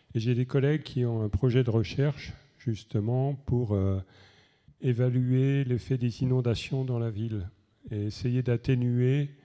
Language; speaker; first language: French; native; French